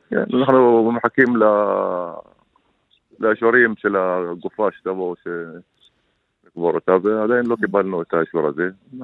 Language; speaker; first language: Hebrew; non-native, local second language; Arabic